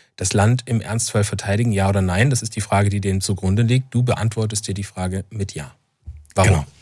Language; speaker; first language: German; native; German